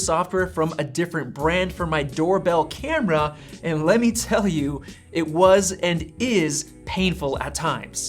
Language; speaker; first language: English; native; English